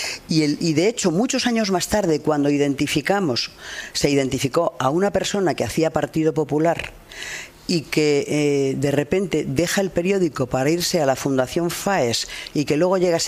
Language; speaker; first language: Spanish; native; Spanish